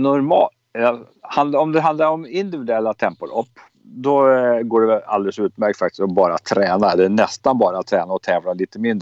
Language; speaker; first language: Swedish; native; Swedish